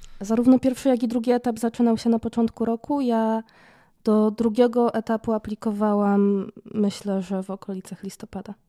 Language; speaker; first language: Polish; native; Polish